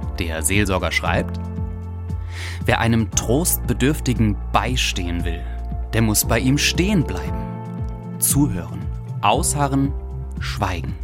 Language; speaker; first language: German; native; German